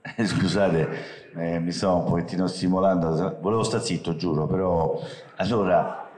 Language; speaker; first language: Italian; native; Italian